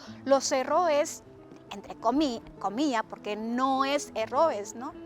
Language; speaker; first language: Spanish; non-native, fluent; Indonesian